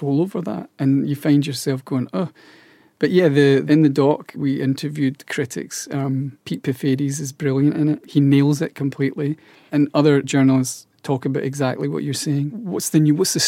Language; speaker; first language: English; native; English